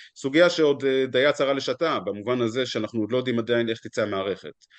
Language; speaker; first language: Hebrew; native; Hebrew